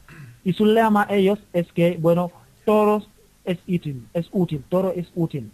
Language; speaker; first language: Spanish; non-native, learner; Wolof